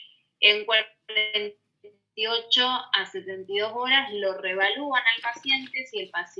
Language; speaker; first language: Spanish; native; Spanish